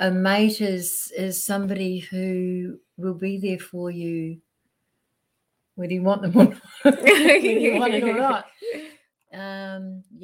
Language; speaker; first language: English; native; English